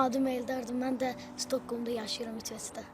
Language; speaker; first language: Azerbaijani; early bilingual, heritage; Azerbaijani